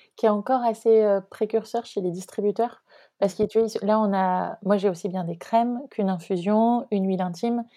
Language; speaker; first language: French; native; French